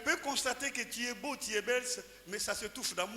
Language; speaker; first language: French; non-native, local second language; Lingala